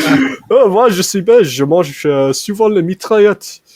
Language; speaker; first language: French; non-native, fluent; English